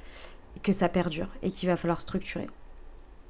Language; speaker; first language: French; native; French